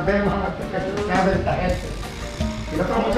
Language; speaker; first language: Spanish; native; Spanish